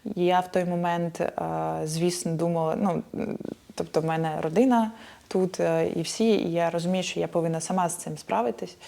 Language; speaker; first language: Ukrainian; native; Ukrainian